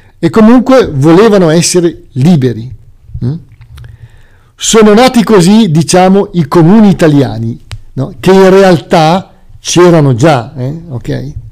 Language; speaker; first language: Italian; native; Italian